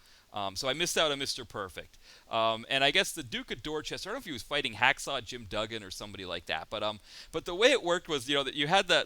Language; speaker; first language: English; native; English